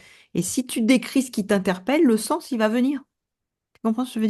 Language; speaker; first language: French; native; French